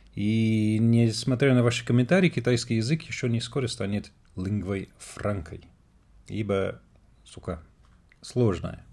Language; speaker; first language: Russian; non-native, fluent; English